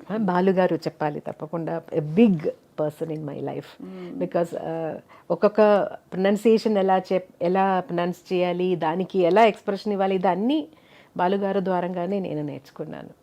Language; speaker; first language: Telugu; non-native, local second language; Malayalam